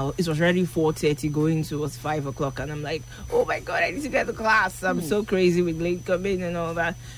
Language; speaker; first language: English; non-native, local second language; Igbo